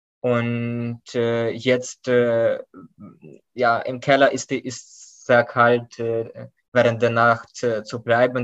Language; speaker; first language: German; non-native, fluent; Ukrainian